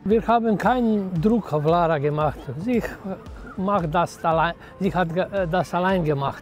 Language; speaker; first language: German; non-native, learner; Slovenian